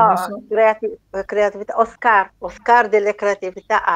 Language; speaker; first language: Italian; non-native, learner; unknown